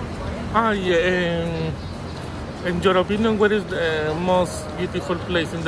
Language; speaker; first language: English; non-native, learner; Spanish